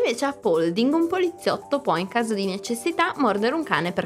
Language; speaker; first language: Italian; native; Italian